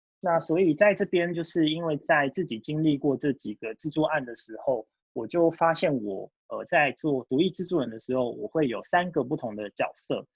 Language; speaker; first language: Chinese; early bilingual, heritage; Japanese